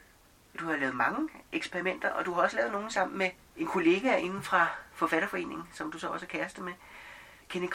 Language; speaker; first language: Danish; native; Danish